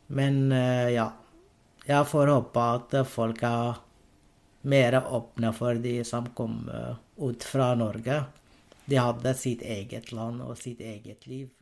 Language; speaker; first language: Norwegian; non-native, fluent; Arabic